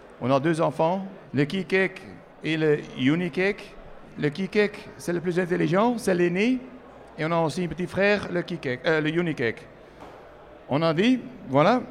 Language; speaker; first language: French; non-native, learner; Dutch